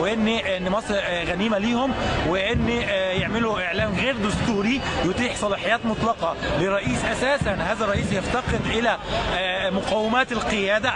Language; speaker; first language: Arabic; native; Arabic